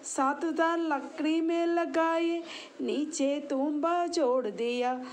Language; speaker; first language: Hindi; non-native, local second language; Malayalam